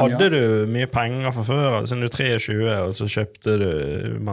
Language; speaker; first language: Norwegian; native; Norwegian